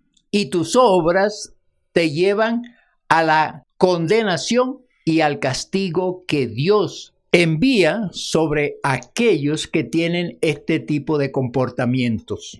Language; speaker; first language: Spanish; native; Spanish